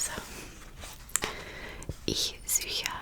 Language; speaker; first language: German; non-native, learner; English